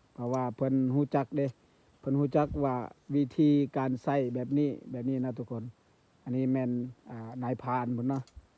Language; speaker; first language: Lao; non-native, local second language; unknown